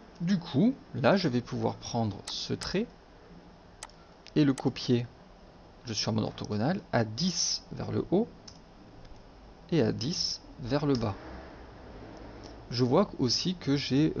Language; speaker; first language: French; native; French